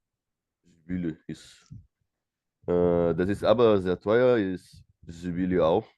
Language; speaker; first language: German; non-native, learner; Portuguese